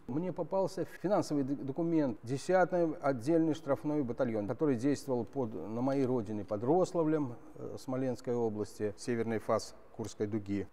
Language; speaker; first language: Russian; native; Russian